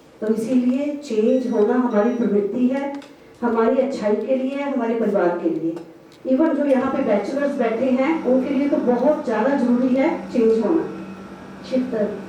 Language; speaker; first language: Hindi; non-native, local second language; Punjabi